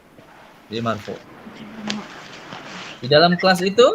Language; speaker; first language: Indonesian; native; Indonesian